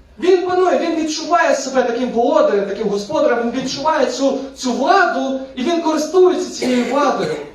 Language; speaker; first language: Ukrainian; non-native, local second language; Russian